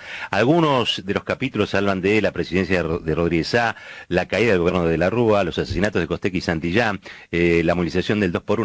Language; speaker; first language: Spanish; native; Spanish